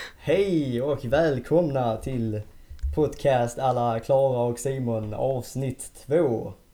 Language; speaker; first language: Swedish; native; Swedish